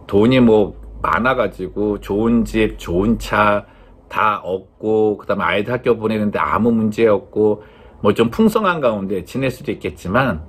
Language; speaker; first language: Korean; native; Korean